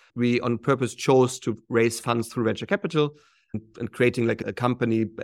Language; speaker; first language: English; non-native, fluent; German